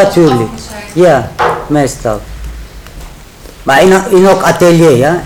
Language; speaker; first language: Dutch; non-native, learner; Turkish